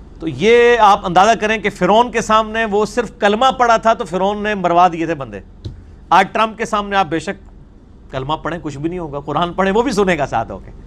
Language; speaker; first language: Urdu; non-native, local second language; Punjabi